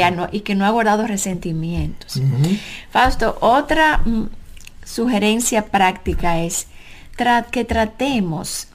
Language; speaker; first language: Spanish; native; Spanish